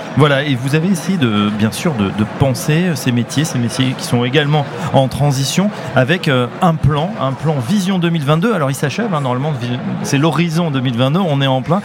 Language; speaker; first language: French; native; French